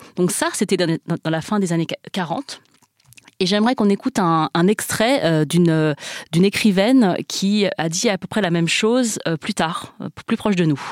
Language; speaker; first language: French; early bilingual, other home language; Chinese